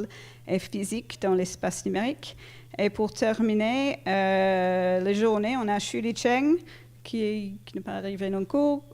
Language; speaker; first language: French; non-native, fluent; English